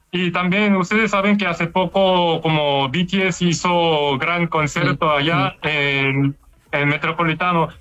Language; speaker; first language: Spanish; non-native, learner; Korean